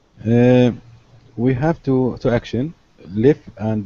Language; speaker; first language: English; non-native, learner; Arabic